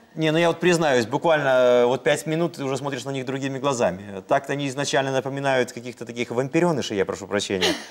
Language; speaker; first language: Russian; native; Russian